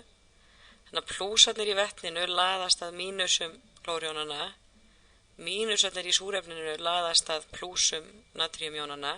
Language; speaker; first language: Icelandic; native; Icelandic